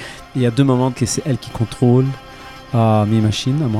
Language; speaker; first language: French; non-native, local second language; Arabic